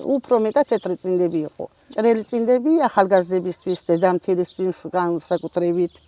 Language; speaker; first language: Georgian; native; Georgian